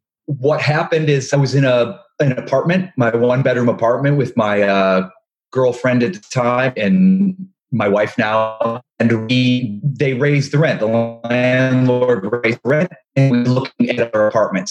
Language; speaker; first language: English; native; English